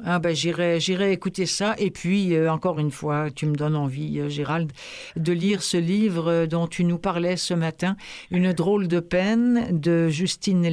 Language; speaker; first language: French; native; French